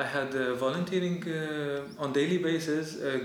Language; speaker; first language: English; non-native, fluent; Arabic